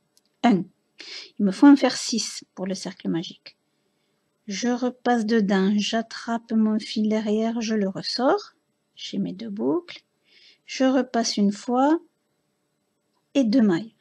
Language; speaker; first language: French; native; French